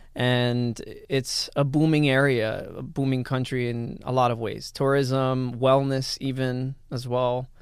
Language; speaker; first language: English; early bilingual, other home language; Spanish